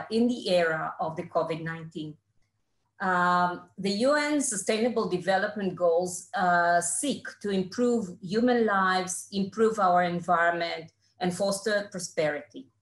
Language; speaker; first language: English; non-native, fluent; Hebrew